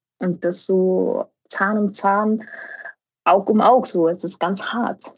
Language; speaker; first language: German; native; German